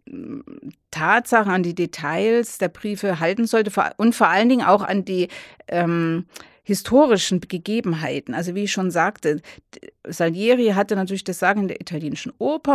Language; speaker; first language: German; native; German